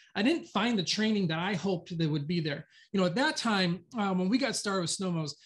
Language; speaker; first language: English; native; English